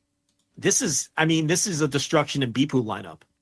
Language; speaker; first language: English; native; English